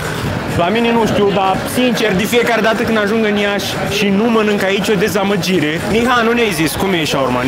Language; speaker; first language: Romanian; native; Romanian